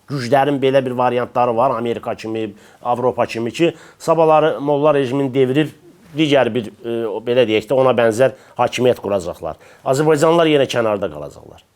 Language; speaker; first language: Azerbaijani; native; Azerbaijani